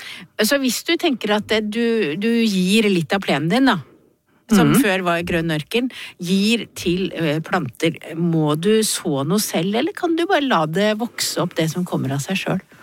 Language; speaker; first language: Norwegian; native; Norwegian